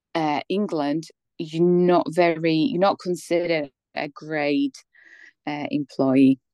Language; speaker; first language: English; non-native, fluent; Polish